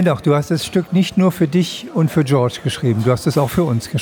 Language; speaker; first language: German; native; German